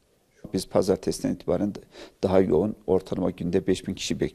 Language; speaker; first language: Turkish; native; Turkish